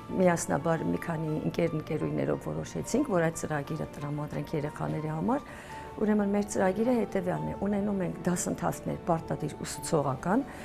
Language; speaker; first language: Armenian; early bilingual, heritage; Armenian